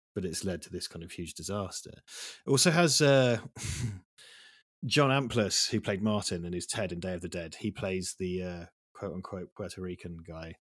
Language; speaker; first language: English; native; English